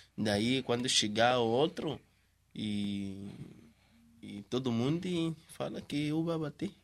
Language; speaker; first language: Portuguese; non-native, learner; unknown